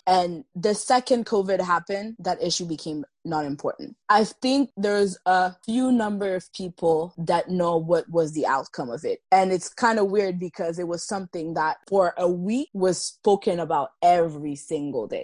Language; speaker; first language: English; non-native, fluent; French